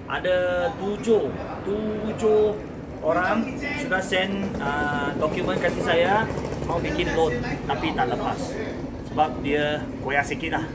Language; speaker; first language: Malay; non-native, local second language; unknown